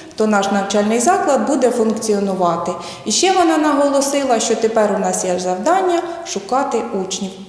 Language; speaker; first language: Ukrainian; native; Ukrainian